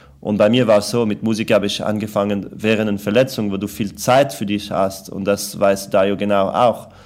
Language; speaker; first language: German; non-native, local second language; French